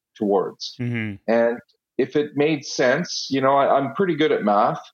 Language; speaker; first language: English; non-native, fluent; Italian